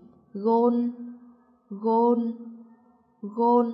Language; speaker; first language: Vietnamese; native; Vietnamese